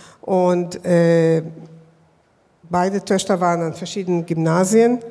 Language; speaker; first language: German; non-native, fluent; Hebrew